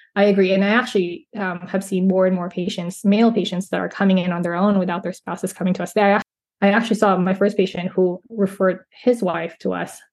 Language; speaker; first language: English; native; English